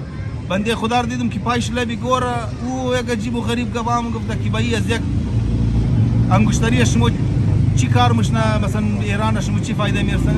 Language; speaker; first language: Persian; early bilingual, heritage; Persian